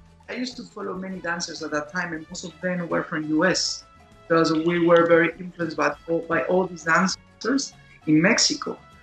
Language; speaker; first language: English; non-native, fluent; Spanish